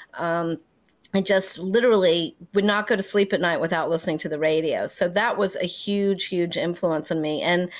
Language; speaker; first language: English; native; English